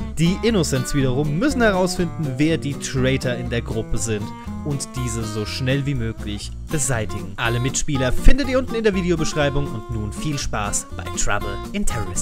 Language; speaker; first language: German; native; German